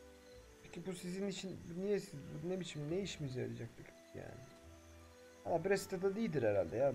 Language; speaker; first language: Turkish; native; Turkish